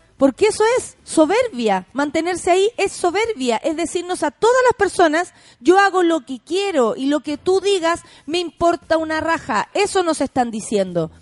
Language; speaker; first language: Spanish; native; Spanish